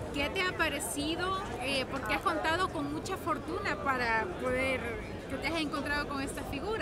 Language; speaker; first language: Spanish; native; Spanish